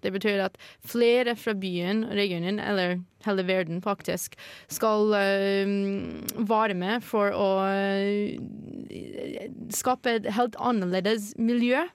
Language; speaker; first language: Norwegian; non-native, fluent; English